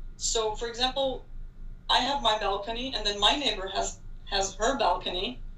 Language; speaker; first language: English; non-native, fluent; Hebrew